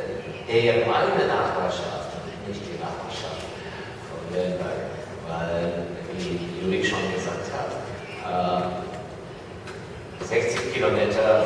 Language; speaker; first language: German; non-native, fluent; Ukrainian